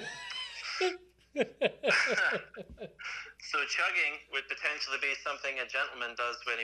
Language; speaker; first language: English; native; English